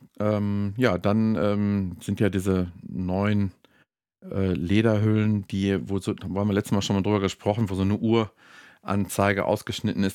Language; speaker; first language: German; native; German